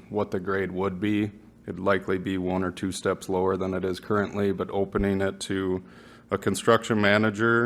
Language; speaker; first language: English; native; English